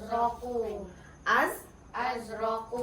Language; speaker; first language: Arabic; non-native, learner; Malay